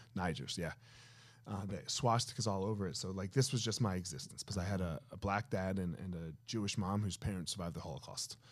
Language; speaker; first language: English; native; English